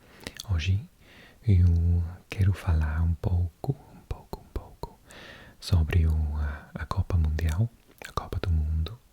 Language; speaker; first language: Portuguese; non-native, learner; English